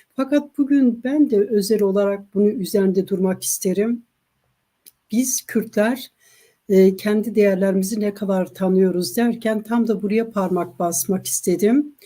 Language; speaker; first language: Turkish; non-native, local second language; Kurdish